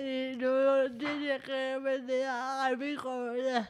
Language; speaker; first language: Spanish; non-native, learner; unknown